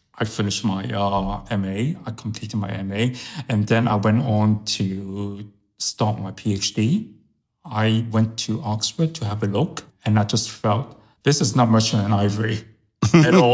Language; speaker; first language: English; early bilingual, other home language; Chinese